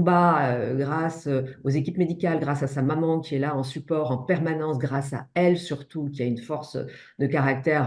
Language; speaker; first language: French; native; French